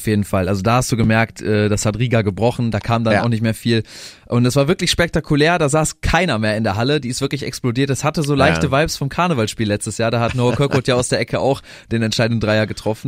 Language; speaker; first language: German; native; German